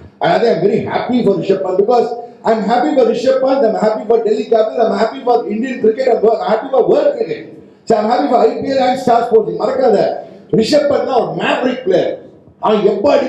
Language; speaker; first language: English; non-native, local second language; Tamil